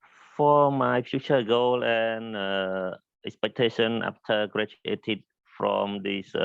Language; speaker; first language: English; non-native, learner; Khmer